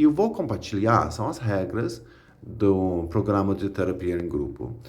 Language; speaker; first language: Portuguese; non-native, fluent; English